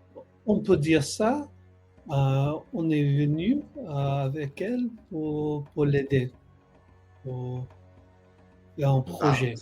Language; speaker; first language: French; non-native, learner; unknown